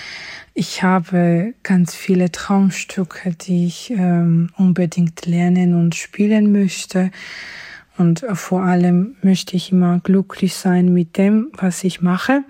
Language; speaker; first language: German; non-native, fluent; Georgian